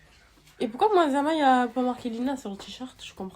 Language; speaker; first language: French; native; French